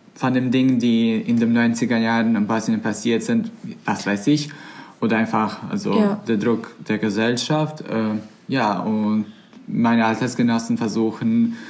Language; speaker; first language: German; non-native, fluent; Croatian